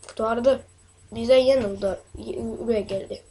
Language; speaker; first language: Turkish; non-native, learner; Azerbaijani